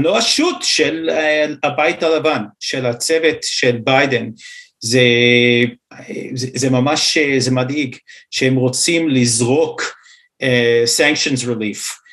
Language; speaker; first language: Hebrew; non-native, fluent; English